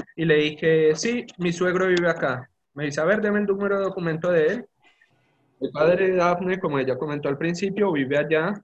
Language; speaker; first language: Spanish; native; Spanish